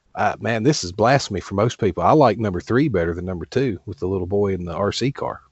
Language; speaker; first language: English; native; English